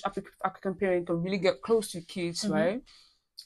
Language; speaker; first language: English; non-native, local second language; Yoruba